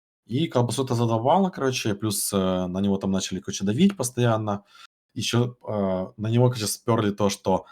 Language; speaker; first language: Russian; native; Russian